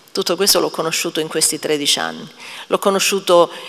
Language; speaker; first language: Italian; native; Italian